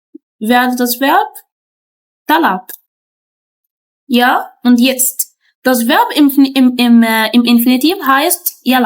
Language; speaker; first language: German; non-native, learner; Arabic